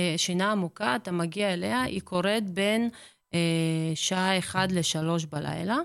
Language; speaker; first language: Hebrew; early bilingual, other home language; Russian